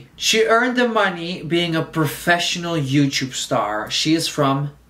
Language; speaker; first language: English; non-native, fluent; Dutch